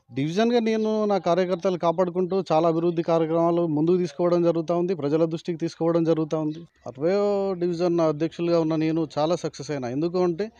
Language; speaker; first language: Telugu; native; Telugu